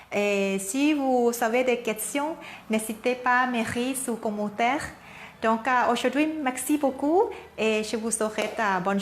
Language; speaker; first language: French; non-native, learner; Thai